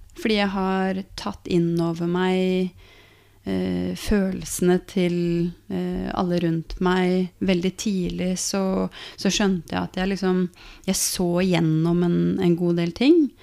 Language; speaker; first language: Norwegian; native; Norwegian